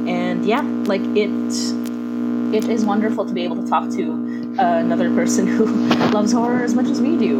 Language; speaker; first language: English; non-native, local second language; Filipino